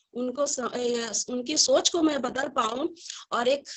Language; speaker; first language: Hindi; native; Hindi